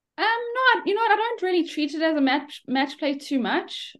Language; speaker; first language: English; native; English